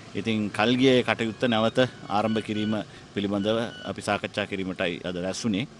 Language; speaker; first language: Sinhala; non-native, local second language; Tamil